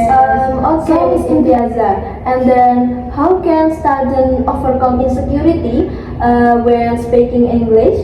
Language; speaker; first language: English; non-native, learner; Indonesian